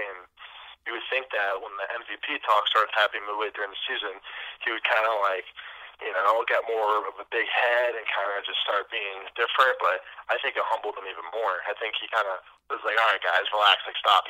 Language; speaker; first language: English; native; English